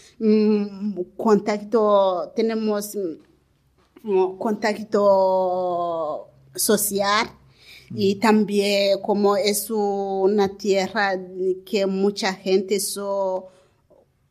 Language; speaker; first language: Spanish; non-native, learner; Kinyarwanda